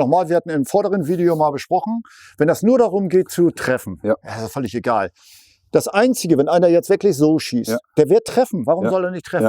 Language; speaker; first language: German; native; German